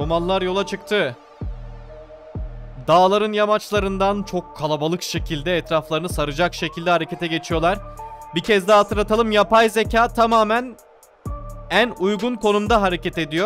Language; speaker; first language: Turkish; native; Turkish